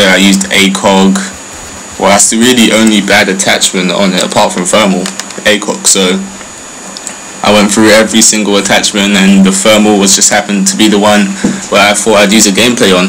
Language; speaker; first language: English; native; English